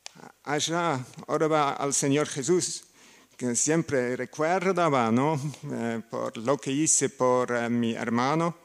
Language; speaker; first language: Spanish; non-native, learner; German